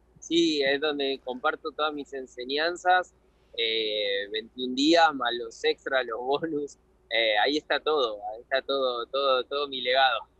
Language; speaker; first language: Spanish; native; Spanish